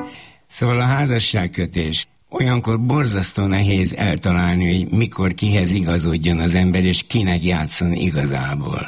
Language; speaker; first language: Hungarian; native; Hungarian